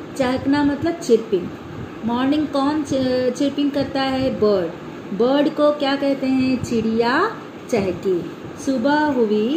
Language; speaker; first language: Hindi; non-native, local second language; Telugu